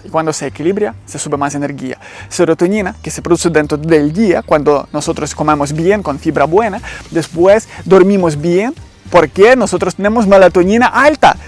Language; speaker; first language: Spanish; non-native, learner; Ukrainian